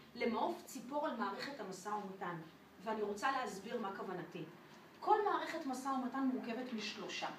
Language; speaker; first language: Hebrew; non-native, fluent; French